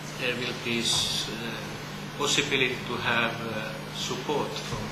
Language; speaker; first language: English; non-native, learner; Polish